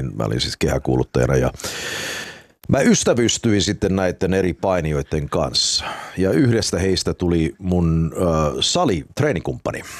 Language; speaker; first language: Finnish; early bilingual, heritage; Finnish